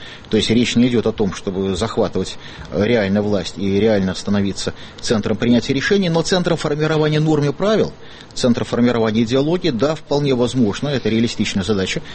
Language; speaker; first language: Russian; native; Russian